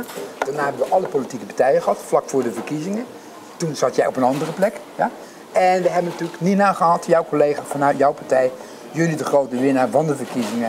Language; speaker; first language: Dutch; native; Dutch